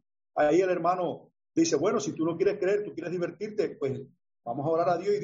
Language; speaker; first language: Spanish; native; Spanish